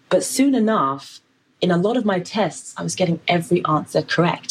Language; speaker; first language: English; native; English